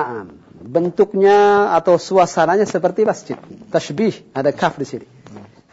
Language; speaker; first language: Indonesian; native; Indonesian